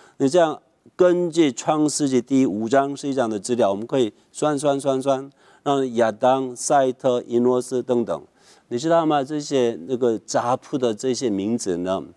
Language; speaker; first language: Chinese; non-native, fluent; Korean